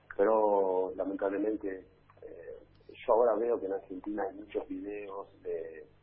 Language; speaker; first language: Spanish; native; Spanish